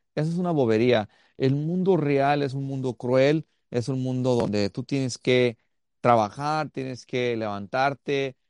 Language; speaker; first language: Spanish; early bilingual, heritage; Spanish